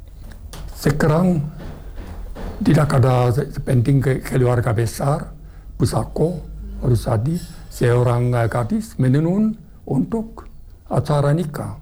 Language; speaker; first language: Indonesian; non-native, fluent; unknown